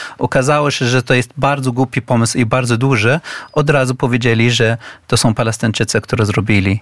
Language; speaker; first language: Polish; non-native, fluent; Arabic